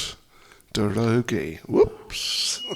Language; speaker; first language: Russian; non-native, learner; English